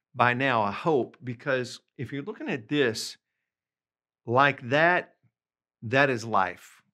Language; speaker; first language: English; native; English